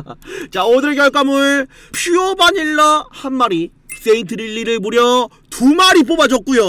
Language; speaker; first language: Korean; native; Korean